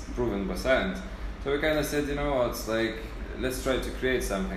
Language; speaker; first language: English; native; English